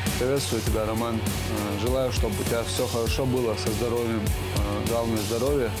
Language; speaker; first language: Russian; non-native, local second language; Chechen